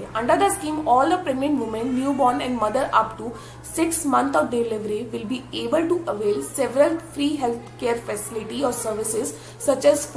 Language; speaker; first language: Hindi; native; Hindi